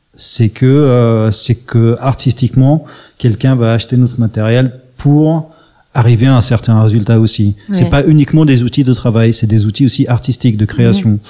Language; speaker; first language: French; early bilingual, other home language; English